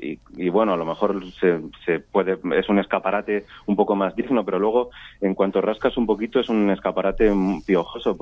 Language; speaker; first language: Spanish; native; Spanish